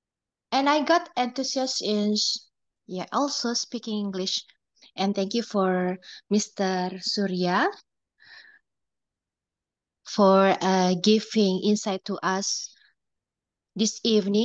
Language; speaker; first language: English; non-native, learner; Indonesian